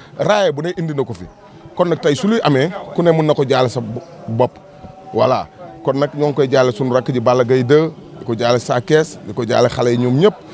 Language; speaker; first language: Wolof; native; Wolof